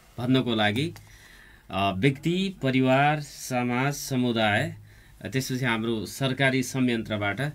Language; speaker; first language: Nepali; native; Nepali